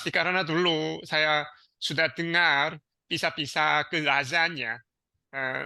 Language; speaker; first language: Indonesian; non-native, learner; Korean